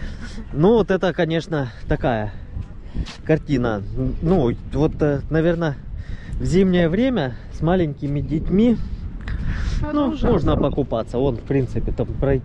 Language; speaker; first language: Russian; native; Russian